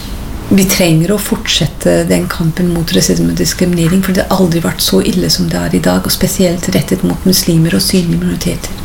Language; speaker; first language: Norwegian; non-native, fluent; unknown